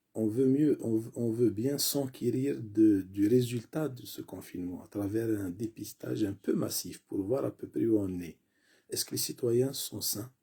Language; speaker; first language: French; non-native, local second language; Arabic